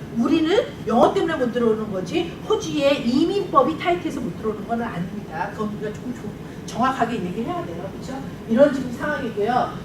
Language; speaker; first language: Korean; native; Korean